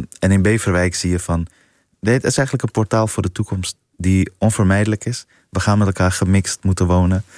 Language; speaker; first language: Dutch; early bilingual, other home language; Persian